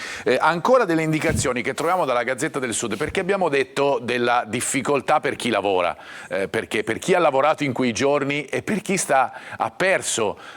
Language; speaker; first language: Italian; native; Italian